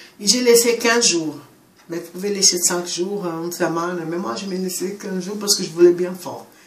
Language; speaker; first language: French; non-native, fluent; Portuguese